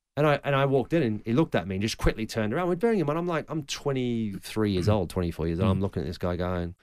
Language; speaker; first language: English; native; English